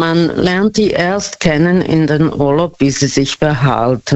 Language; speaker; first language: German; non-native, fluent; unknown